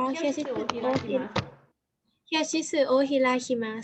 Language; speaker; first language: Japanese; non-native, learner; Thai